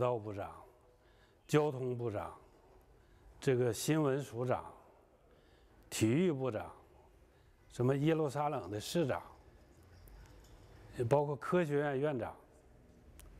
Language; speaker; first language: Chinese; native; Chinese